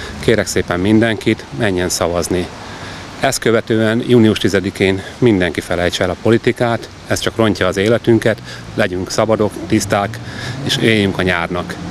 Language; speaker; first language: Hungarian; native; Hungarian